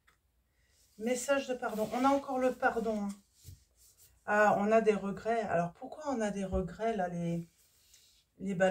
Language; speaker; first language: French; native; French